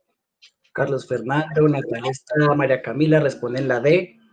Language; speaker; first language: Spanish; native; Spanish